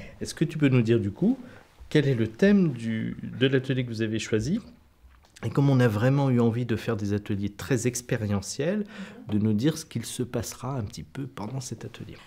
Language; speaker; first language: French; native; French